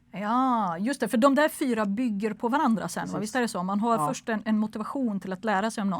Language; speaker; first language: Swedish; native; Swedish